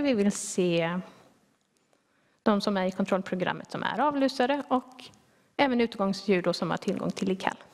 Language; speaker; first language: Swedish; native; Swedish